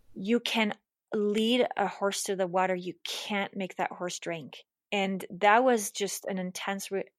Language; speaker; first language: English; non-native, fluent; German